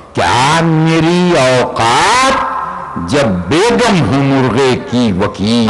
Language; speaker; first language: Urdu; native; Urdu